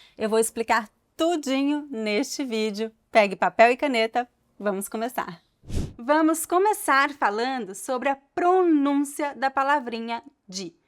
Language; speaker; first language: Portuguese; native; Portuguese